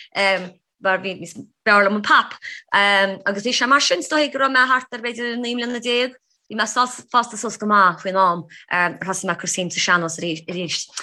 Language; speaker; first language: Irish; native; Irish